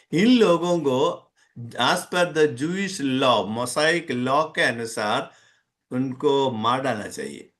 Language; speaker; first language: Hindi; non-native, local second language; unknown